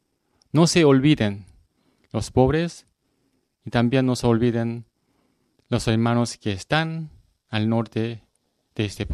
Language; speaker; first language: Spanish; non-native, learner; Korean